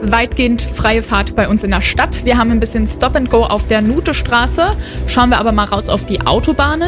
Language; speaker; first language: German; native; German